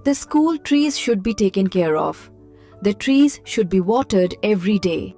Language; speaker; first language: English; non-native, local second language; Bangla